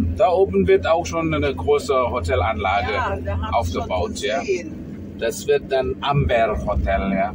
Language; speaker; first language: German; non-native, fluent; Indonesian